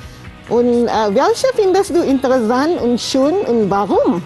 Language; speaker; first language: German; non-native, fluent; Malay